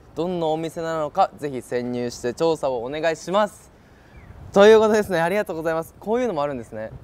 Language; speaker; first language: Japanese; native; Japanese